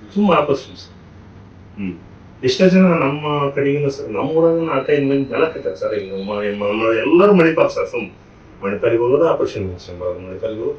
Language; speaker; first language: Kannada; native; Kannada